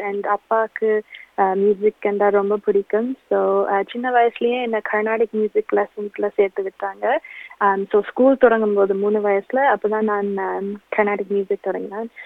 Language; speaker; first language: Tamil; early bilingual, heritage; Tamil